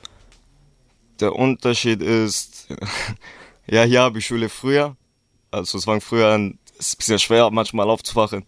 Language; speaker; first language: German; early bilingual, other home language; Kurdish